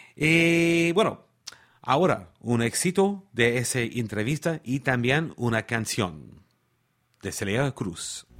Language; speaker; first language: Spanish; non-native, learner; English